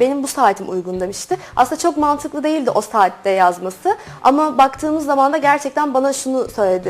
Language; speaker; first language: Turkish; native; Turkish